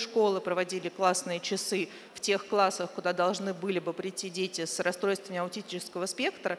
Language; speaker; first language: Russian; native; Russian